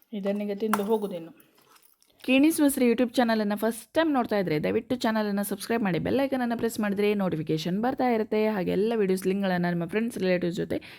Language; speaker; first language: Kannada; native; Kannada